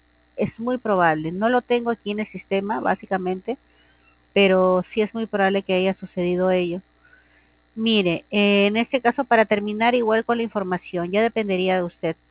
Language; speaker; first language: Spanish; native; Spanish